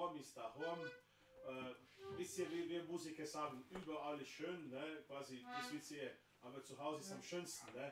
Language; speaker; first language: German; non-native, fluent; Slovenian